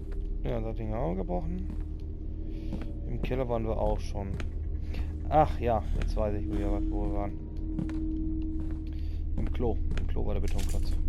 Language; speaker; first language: German; native; German